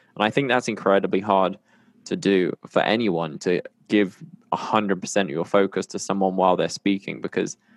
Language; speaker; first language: English; native; English